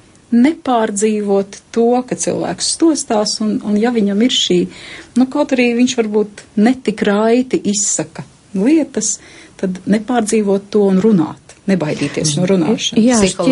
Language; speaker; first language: Latvian; native; Latvian